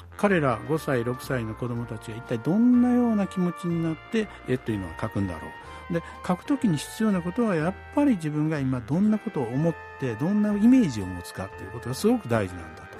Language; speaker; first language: Japanese; native; Japanese